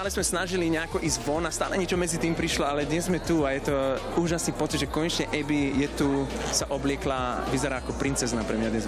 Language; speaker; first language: Slovak; non-native, fluent; English